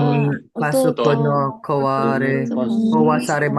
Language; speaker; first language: Japanese; non-native, learner; Filipino